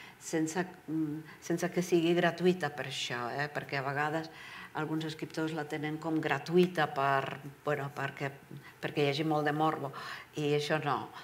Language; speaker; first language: Catalan; non-native, fluent; Czech